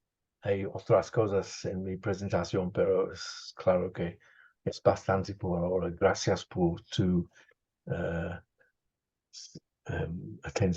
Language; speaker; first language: Spanish; non-native, fluent; English